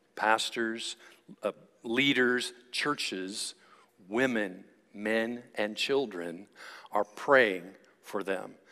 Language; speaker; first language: English; native; English